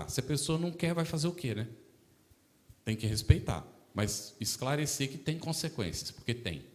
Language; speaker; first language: Portuguese; native; Portuguese